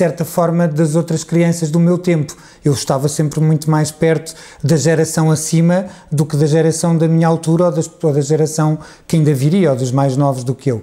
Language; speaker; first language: Portuguese; native; Portuguese